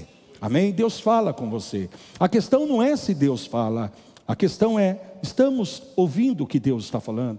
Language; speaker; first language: Portuguese; native; Portuguese